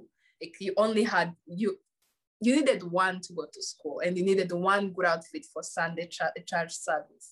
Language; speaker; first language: English; non-native, local second language; Kinyarwanda